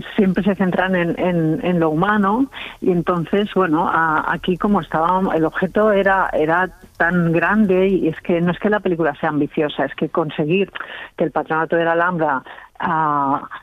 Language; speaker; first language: Spanish; native; Spanish